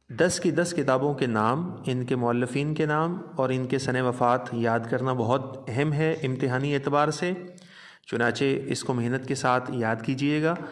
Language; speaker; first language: Urdu; non-native, local second language; Punjabi